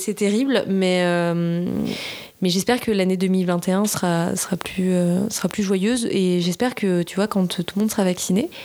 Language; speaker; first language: French; native; French